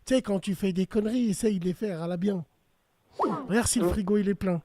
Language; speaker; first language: French; native; French